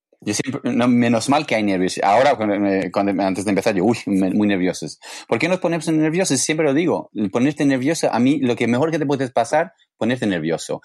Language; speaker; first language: Spanish; non-native, fluent; English